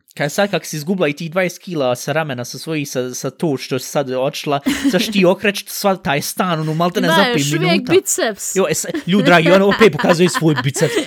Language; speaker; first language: Bosnian; early bilingual, heritage; Bosnian